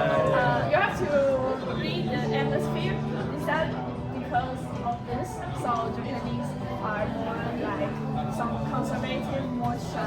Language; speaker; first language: English; non-native, fluent; Chinese